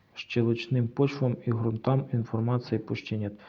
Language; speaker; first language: Russian; non-native, local second language; Ukrainian